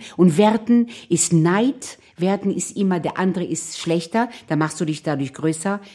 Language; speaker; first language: German; non-native, fluent; Hebrew